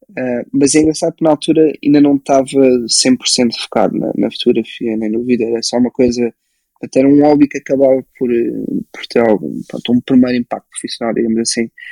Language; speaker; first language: Portuguese; early bilingual, other home language; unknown